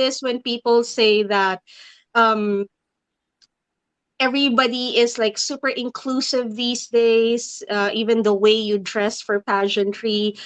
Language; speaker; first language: English; non-native, local second language; Filipino